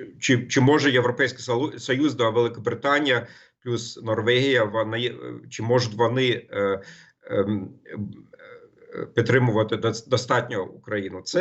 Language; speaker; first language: Ukrainian; non-native, fluent; German